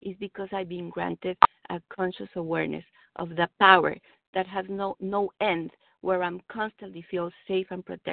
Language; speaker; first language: English; non-native, fluent; Spanish